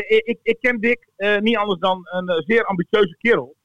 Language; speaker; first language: Dutch; native; Dutch